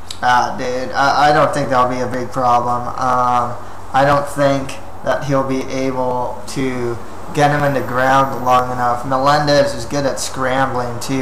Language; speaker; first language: English; native; English